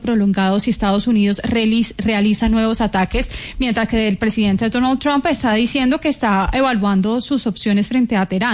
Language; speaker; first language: Spanish; native; Spanish